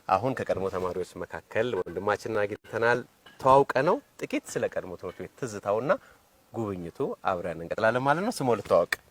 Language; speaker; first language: Amharic; native; Amharic